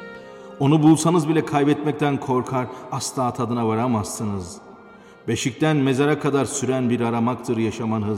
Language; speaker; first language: Turkish; native; Turkish